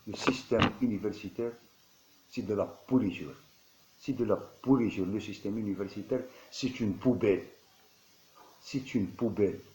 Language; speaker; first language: French; non-native, local second language; Arabic